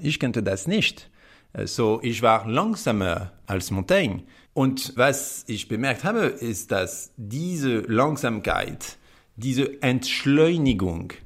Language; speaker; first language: German; non-native, learner; French